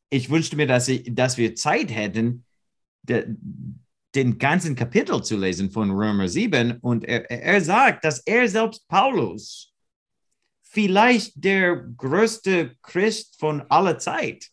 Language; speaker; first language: German; non-native, learner; English